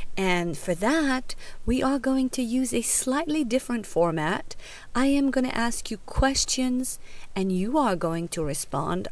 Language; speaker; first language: English; native; English